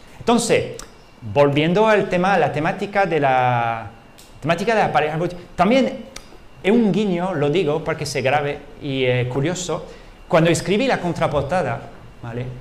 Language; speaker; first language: Spanish; non-native, fluent; French